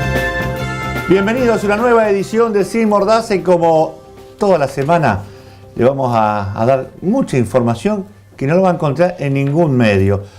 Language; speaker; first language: Spanish; native; Spanish